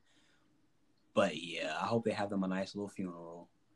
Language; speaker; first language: English; native; English